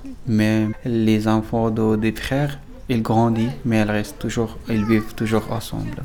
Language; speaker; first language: French; non-native, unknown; Pashto